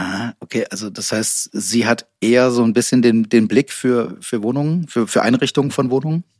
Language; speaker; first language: German; native; German